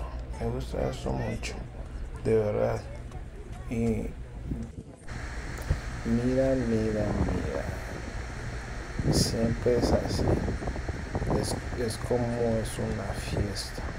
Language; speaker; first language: Spanish; early bilingual, heritage; English